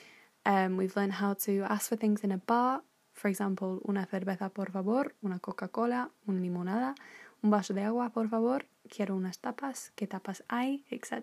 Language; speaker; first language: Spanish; non-native, fluent; English